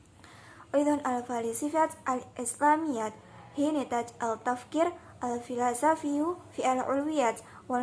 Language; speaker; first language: Arabic; non-native, learner; Indonesian